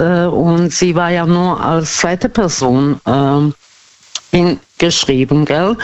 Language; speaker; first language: German; non-native, fluent; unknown